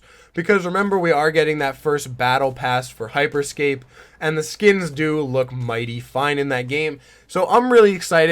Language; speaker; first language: English; native; English